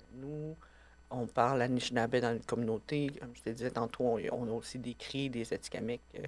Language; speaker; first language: French; native; French